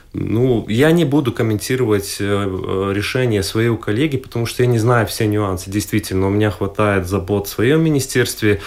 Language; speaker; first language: Russian; non-native, local second language; Latvian